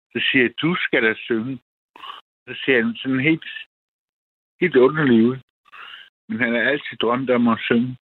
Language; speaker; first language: Danish; native; Danish